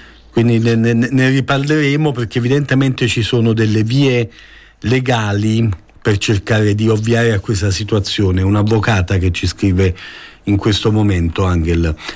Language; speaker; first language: Italian; native; Italian